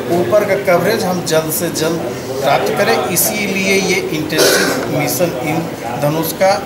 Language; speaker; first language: Hindi; native; Hindi